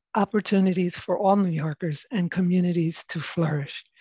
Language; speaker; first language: English; native; English